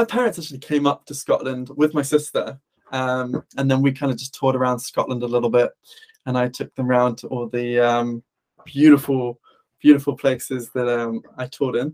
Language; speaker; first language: English; native; English